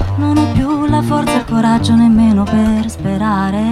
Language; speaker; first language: Italian; native; Italian